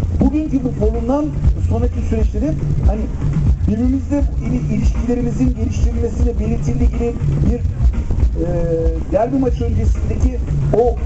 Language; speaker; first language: Turkish; native; Turkish